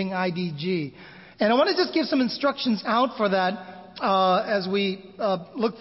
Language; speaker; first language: English; native; English